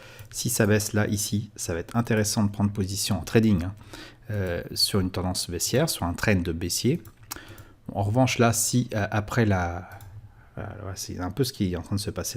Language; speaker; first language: French; native; French